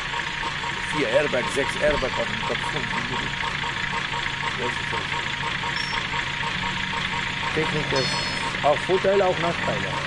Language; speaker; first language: German; non-native, learner; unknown